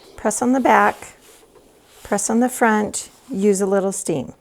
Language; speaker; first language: English; native; English